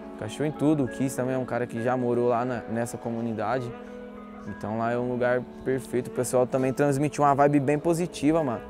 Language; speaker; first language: Portuguese; native; Portuguese